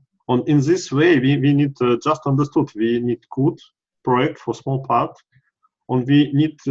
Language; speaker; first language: English; non-native, learner; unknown